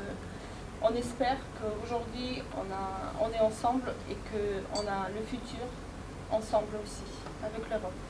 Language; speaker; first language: French; non-native, fluent; Ukrainian